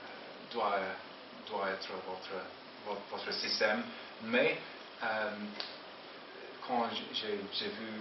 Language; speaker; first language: French; non-native, fluent; English